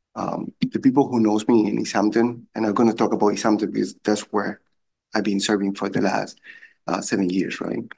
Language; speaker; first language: English; non-native, fluent; Spanish